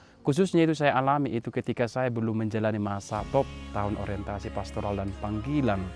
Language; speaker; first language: Indonesian; native; Indonesian